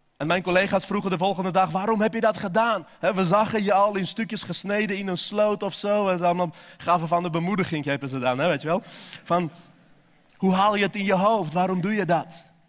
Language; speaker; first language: Dutch; non-native, fluent; Armenian